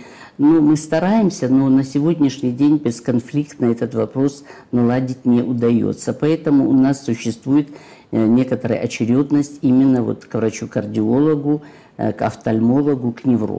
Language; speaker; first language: Russian; native; Russian